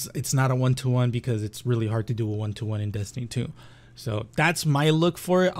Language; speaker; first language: English; native; English